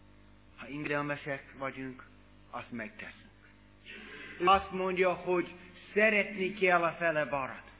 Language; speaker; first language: Hungarian; non-native, fluent; English